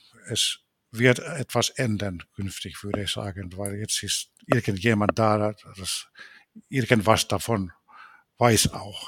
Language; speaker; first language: German; non-native, fluent; Finnish